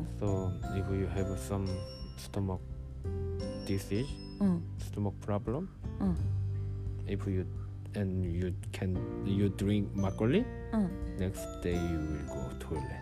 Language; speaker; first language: English; non-native, learner; Korean